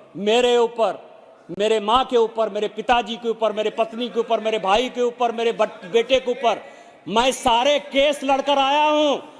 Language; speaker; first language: Hindi; native; Hindi